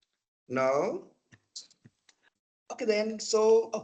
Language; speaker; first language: English; non-native, fluent; Indonesian